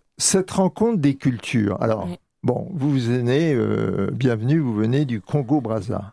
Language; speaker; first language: French; native; French